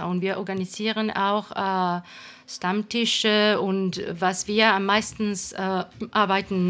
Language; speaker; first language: German; non-native, fluent; Spanish